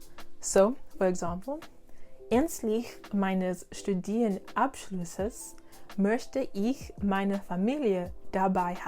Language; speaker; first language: German; non-native, learner; English